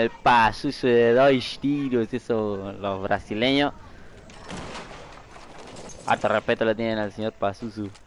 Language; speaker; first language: Spanish; native; Spanish